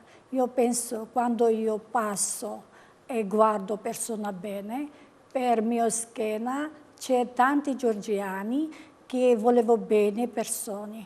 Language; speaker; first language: Italian; non-native, learner; Georgian